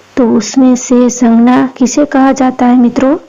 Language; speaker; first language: Hindi; non-native, local second language; Gujarati